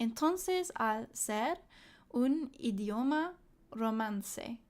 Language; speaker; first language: Spanish; non-native, learner; English